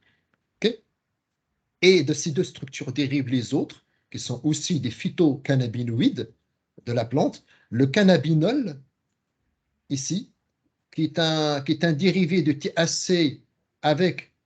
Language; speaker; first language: French; non-native, local second language; Arabic